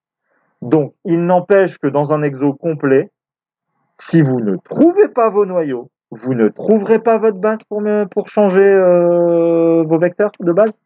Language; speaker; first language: French; native; French